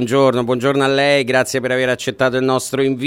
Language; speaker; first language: Italian; native; Italian